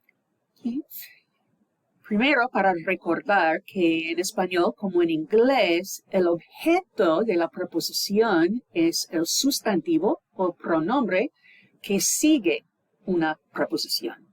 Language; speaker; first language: Spanish; non-native, fluent; English